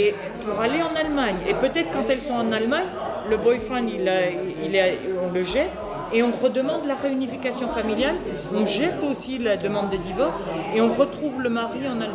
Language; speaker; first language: French; native; French